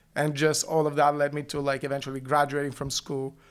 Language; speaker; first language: English; non-native, fluent; Bulgarian